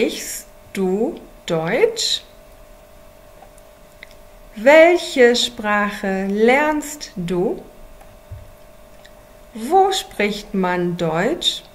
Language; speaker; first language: German; non-native, fluent; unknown